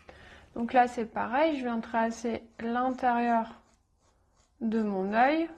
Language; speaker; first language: French; native; French